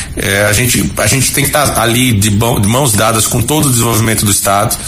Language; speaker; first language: Portuguese; native; Portuguese